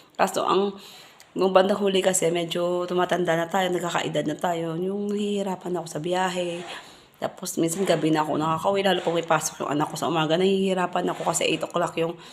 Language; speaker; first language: Filipino; non-native, local second language; Cebuano